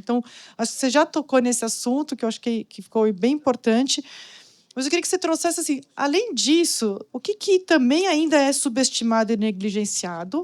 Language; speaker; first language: Portuguese; native; Portuguese